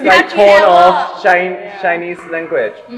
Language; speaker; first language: English; non-native, learner; Thai